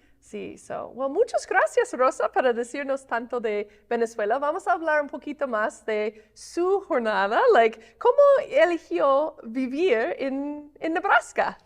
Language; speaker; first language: Spanish; non-native, fluent; English